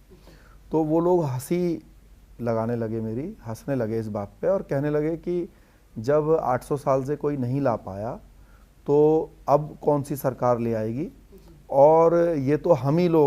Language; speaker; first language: Hindi; native; Hindi